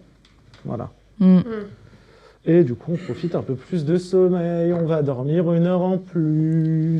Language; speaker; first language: French; native; French